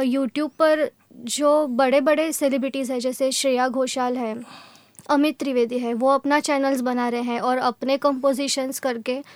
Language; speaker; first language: Hindi; non-native, local second language; Gujarati